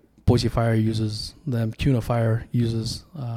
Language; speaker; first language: English; early bilingual, other home language; Tongan